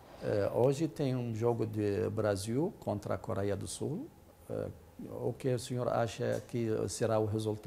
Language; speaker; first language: Portuguese; non-native, fluent; Arabic